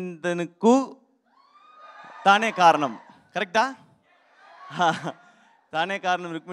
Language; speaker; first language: Telugu; non-native, learner; Tamil